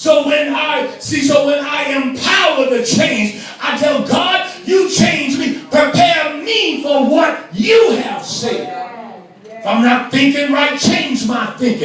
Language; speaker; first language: English; native; English